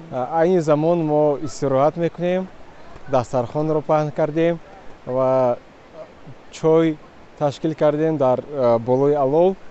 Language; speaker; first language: Tajik; native; Tajik